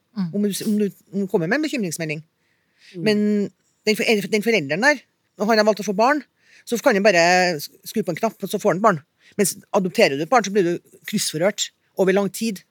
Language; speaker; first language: Norwegian; native; Norwegian